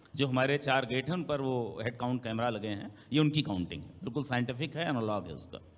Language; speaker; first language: Hindi; native; Hindi